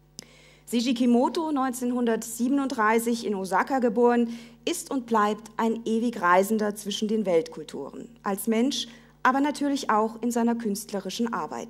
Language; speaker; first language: German; native; German